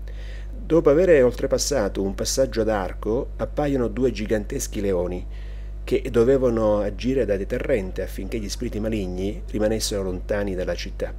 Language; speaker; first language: Italian; native; Italian